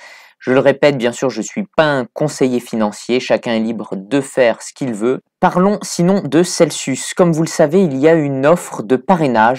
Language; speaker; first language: French; native; French